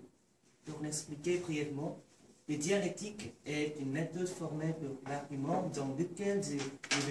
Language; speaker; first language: French; non-native, learner; Korean